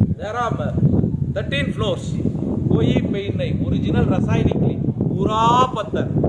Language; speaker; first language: Hindi; non-native, local second language; Tamil